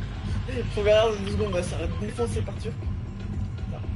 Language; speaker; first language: French; native; French